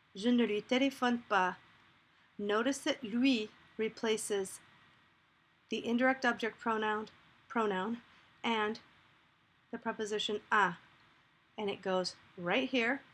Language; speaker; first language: English; native; English